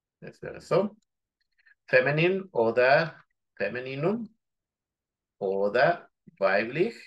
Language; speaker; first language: German; non-native, fluent; Spanish